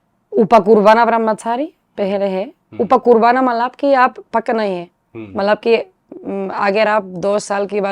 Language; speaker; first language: Hindi; non-native, learner; Spanish